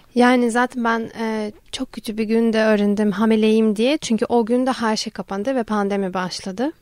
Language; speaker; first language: Turkish; non-native, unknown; Ukrainian